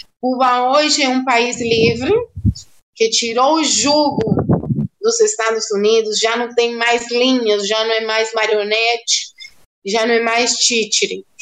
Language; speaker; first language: Portuguese; non-native, fluent; Spanish